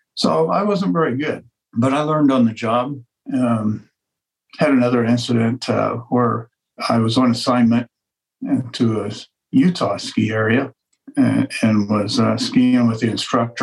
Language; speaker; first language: English; native; English